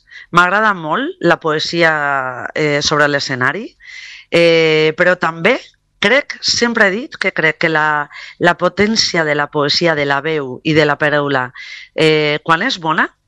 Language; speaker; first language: Catalan; non-native, local second language; Spanish